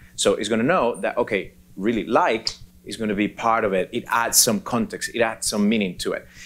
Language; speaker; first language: English; non-native, fluent; Spanish